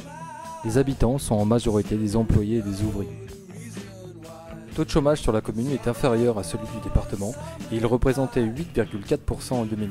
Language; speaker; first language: French; native; French